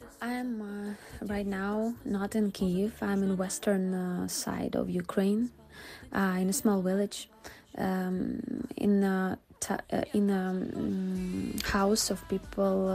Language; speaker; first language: English; non-native, learner; Ukrainian